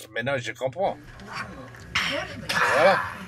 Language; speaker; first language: French; non-native, learner; English